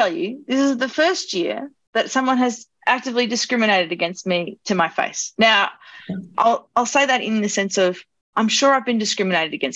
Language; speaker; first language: English; native; English